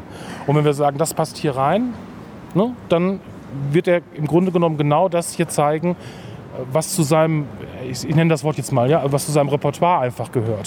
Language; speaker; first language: German; native; German